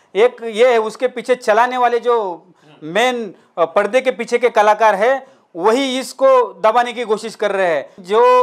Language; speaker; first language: Hindi; non-native, local second language; Marathi